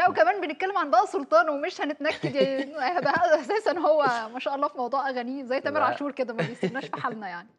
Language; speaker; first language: Arabic; native; Arabic